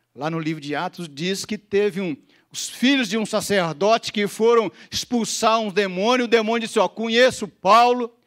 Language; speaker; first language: Portuguese; native; Portuguese